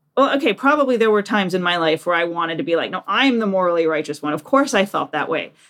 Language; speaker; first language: English; native; English